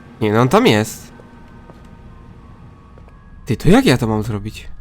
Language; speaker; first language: Polish; native; Polish